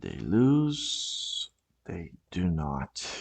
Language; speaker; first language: English; non-native, fluent; Portuguese